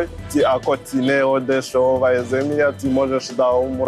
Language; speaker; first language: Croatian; non-native, learner; Rundi